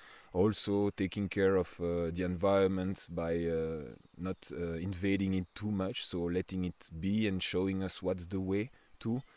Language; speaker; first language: English; non-native, fluent; French